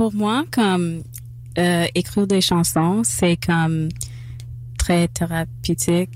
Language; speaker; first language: French; non-native, local second language; English